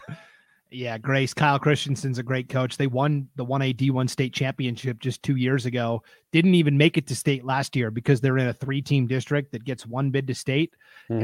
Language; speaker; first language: English; native; English